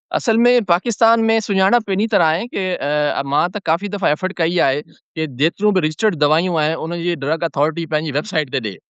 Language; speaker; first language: Sindhi; non-native, local second language; Urdu